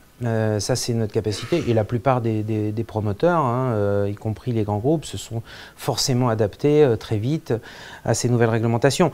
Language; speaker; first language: French; native; French